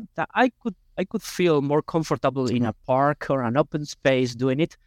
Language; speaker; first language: English; non-native, fluent; Spanish